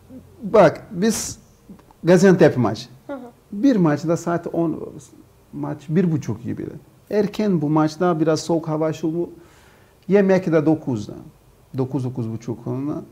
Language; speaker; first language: Turkish; non-native, learner; Portuguese